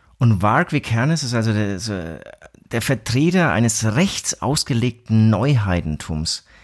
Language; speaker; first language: German; native; German